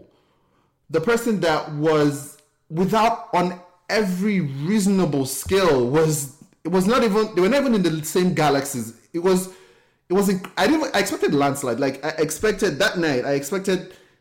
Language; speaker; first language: English; non-native, local second language; Yoruba